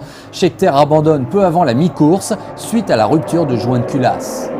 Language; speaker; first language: French; native; French